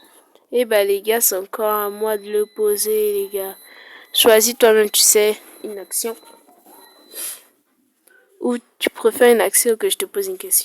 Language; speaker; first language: French; native; French